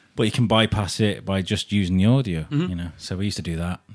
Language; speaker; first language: English; native; English